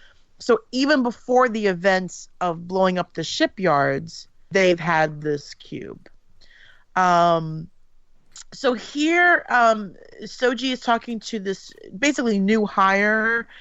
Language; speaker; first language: English; native; English